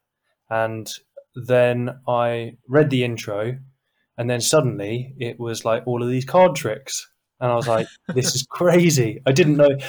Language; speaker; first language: English; native; English